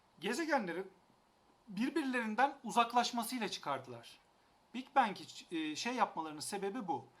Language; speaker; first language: Turkish; native; Turkish